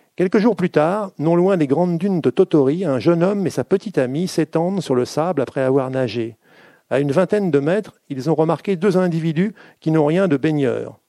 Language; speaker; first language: French; native; French